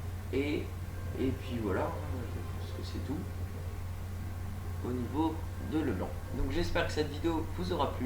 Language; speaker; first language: French; native; French